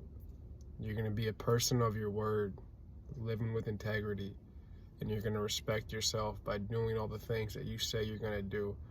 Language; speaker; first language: English; native; English